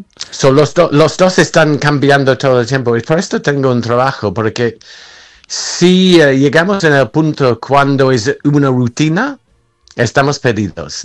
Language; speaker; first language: Spanish; non-native, fluent; English